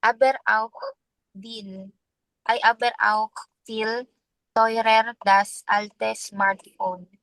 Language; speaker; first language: German; non-native, learner; Filipino